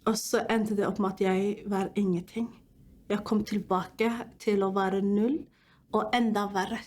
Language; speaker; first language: Norwegian; non-native, fluent; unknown